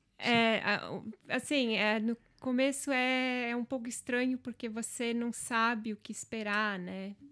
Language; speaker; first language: Portuguese; non-native, local second language; German